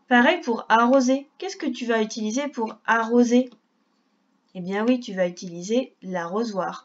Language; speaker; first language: French; native; French